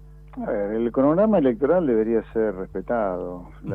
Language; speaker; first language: Spanish; native; Spanish